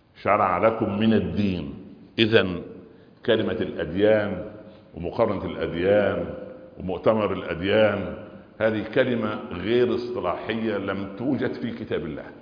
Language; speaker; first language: Arabic; native; Arabic